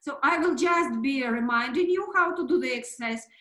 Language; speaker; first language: English; non-native, fluent; Russian